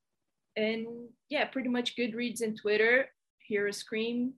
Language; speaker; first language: English; non-native, fluent; Portuguese